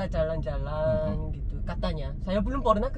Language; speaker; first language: Indonesian; non-native, learner; Korean